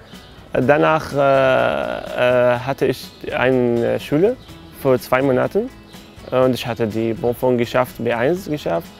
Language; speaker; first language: German; non-native, learner; Arabic